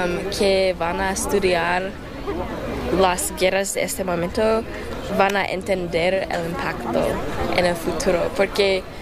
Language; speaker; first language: Spanish; non-native, learner; English